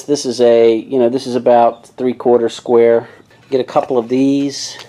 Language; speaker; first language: English; native; English